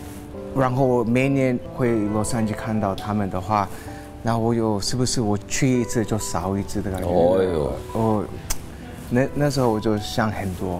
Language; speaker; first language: Chinese; early bilingual, heritage; Chinese